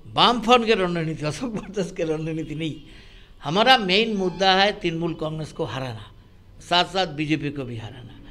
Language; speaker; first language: Hindi; non-native, local second language; Bangla